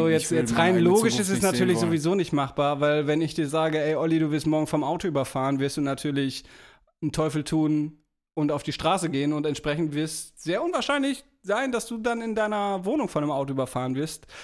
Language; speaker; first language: German; native; German